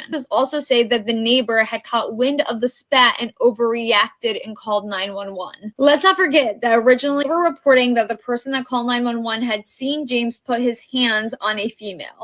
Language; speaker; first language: English; native; English